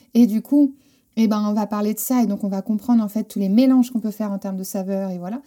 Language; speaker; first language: French; non-native, fluent; Spanish